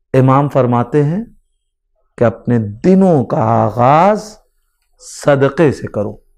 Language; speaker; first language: Hindi; native; Hindi